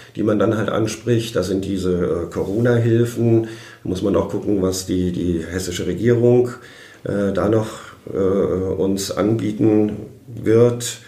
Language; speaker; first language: German; native; German